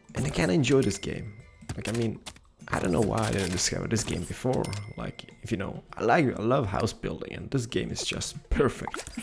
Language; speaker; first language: English; non-native, fluent; Polish